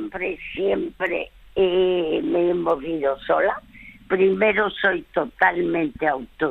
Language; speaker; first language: Spanish; early bilingual, other home language; French